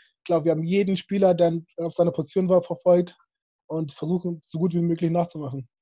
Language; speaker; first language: German; early bilingual, other home language; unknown